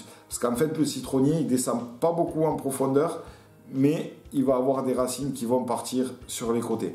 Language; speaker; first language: French; native; French